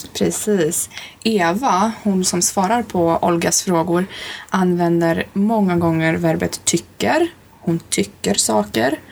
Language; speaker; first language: Swedish; native; Swedish